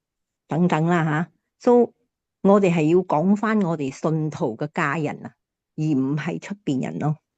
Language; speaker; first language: Cantonese; native; Cantonese